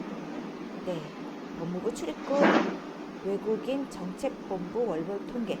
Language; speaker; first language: Korean; native; Korean